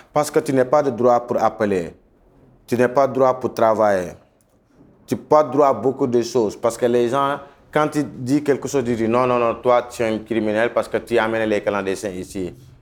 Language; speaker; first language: French; non-native, local second language; Wolof